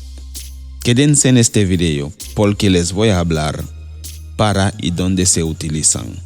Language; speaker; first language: Spanish; non-native, fluent; Haitian Creole